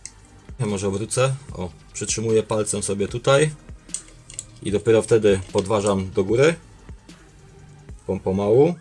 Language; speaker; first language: Polish; native; Polish